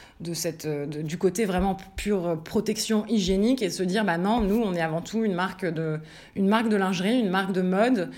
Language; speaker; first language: French; native; French